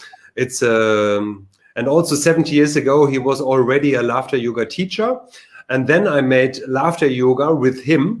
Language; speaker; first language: English; non-native, learner; German